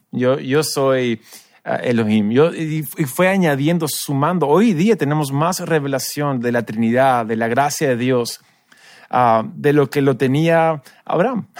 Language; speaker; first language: Spanish; early bilingual, other home language; English